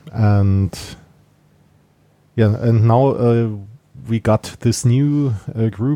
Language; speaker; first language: English; non-native, fluent; German